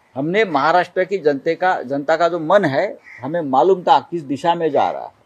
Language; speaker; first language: Hindi; non-native, local second language; Marathi